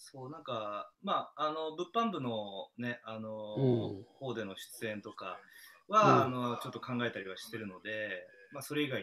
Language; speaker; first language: Japanese; native; Japanese